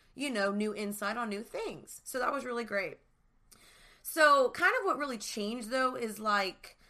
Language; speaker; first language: English; native; English